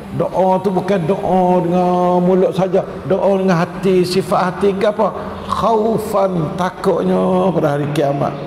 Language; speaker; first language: Malay; native; Malay